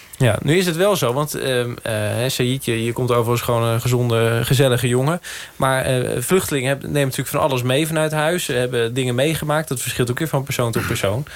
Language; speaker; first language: Dutch; native; Dutch